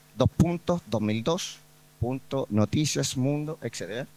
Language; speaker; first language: Spanish; native; Spanish